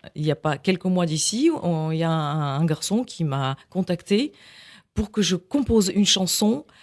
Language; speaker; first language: French; non-native, fluent; Russian